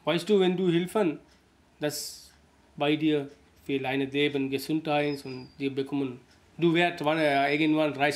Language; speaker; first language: German; non-native, learner; Sinhala